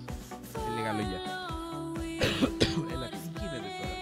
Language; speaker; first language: Greek; native; Greek